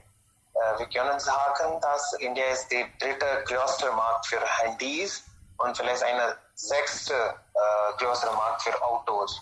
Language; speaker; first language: German; non-native, learner; Hindi